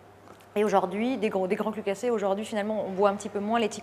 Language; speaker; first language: French; native; French